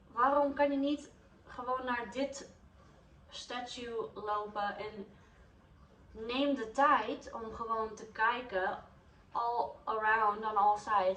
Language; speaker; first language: Dutch; non-native, learner; English